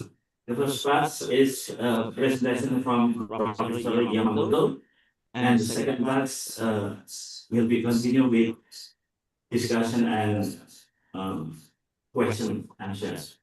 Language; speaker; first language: English; non-native, fluent; Indonesian